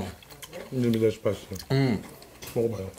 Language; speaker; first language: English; non-native, learner; Korean